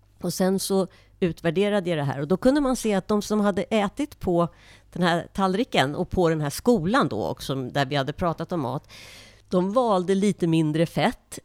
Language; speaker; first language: Swedish; native; Swedish